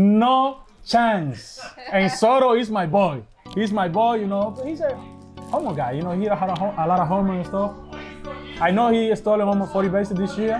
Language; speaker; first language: English; non-native, fluent; Spanish